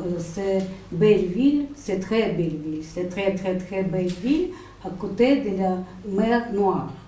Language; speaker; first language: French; non-native, learner; Russian